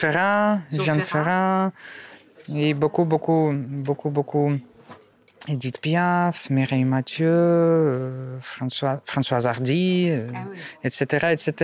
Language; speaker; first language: French; non-native, learner; Russian